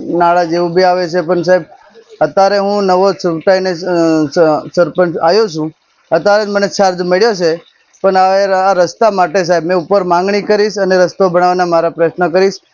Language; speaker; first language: Gujarati; non-native, local second language; Rathawi